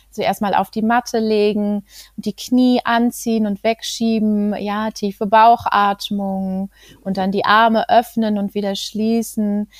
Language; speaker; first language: German; native; German